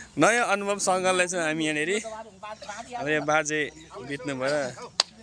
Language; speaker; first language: Nepali; non-native, local second language; Limbu